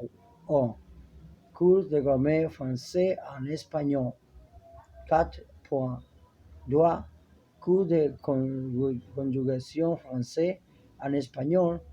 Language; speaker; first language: French; non-native, learner; Spanish